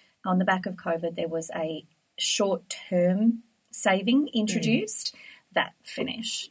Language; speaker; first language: English; native; English